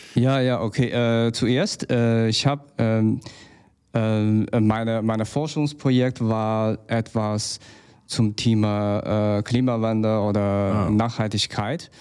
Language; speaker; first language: German; non-native, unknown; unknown